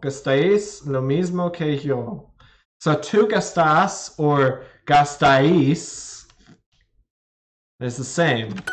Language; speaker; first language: Spanish; non-native, learner; English